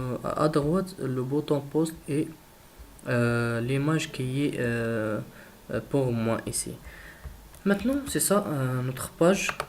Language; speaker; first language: French; non-native, learner; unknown